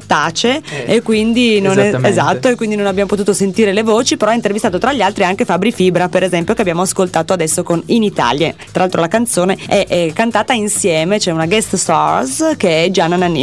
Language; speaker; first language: Italian; native; Italian